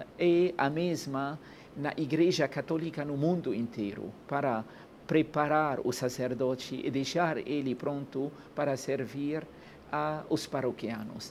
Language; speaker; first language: Portuguese; non-native, learner; Arabic